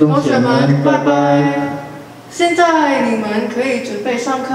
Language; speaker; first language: Chinese; non-native, learner; Indonesian